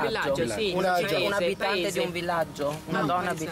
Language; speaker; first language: Italian; native; Italian